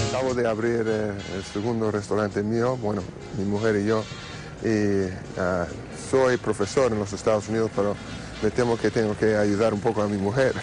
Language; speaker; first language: Spanish; non-native, fluent; English